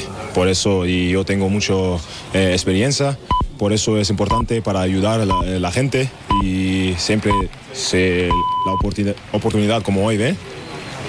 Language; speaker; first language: Spanish; non-native, learner; German